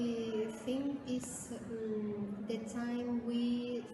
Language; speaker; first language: English; non-native, learner; Spanish